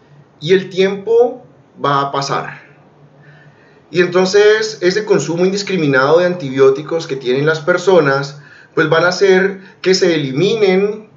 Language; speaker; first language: Spanish; native; Spanish